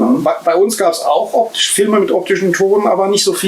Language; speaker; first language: German; native; German